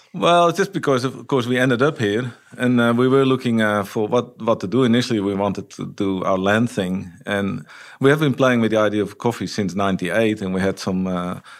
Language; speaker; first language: English; non-native, fluent; Dutch